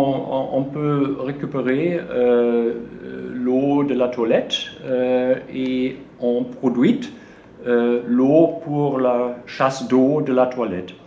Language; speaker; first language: French; non-native, learner; German